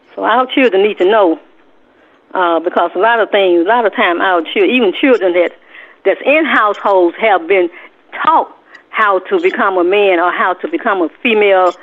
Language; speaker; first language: English; native; English